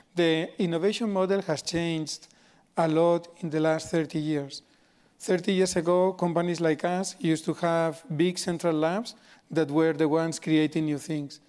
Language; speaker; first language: English; non-native, fluent; Spanish